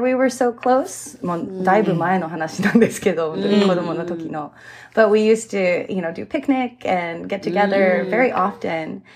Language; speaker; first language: English; early bilingual, other home language; Japanese